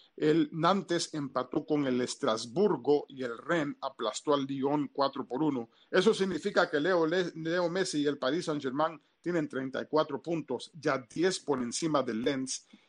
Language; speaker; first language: Spanish; early bilingual, heritage; Spanish